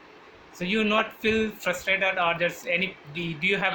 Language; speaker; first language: English; non-native, learner; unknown